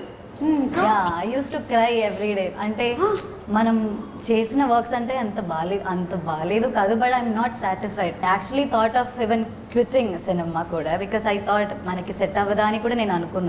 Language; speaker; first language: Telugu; non-native, learner; Malayalam